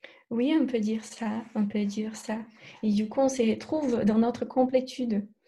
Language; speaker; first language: French; non-native, fluent; Portuguese